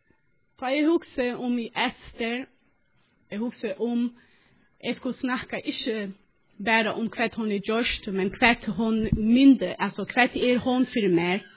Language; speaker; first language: Norwegian; non-native, learner; Faroese